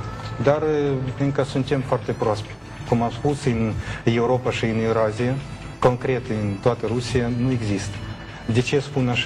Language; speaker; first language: Romanian; non-native, learner; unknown